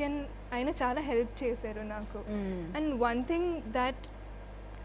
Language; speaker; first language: Telugu; non-native, local second language; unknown